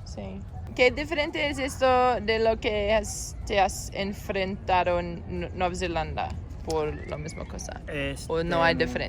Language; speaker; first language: Spanish; non-native, learner; English